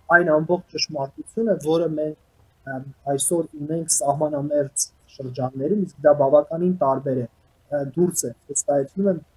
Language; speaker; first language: Armenian; native; Armenian